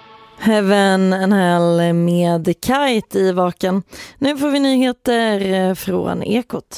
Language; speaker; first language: Swedish; native; Swedish